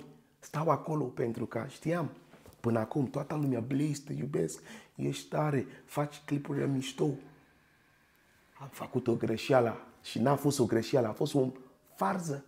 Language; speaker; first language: Romanian; non-native, fluent; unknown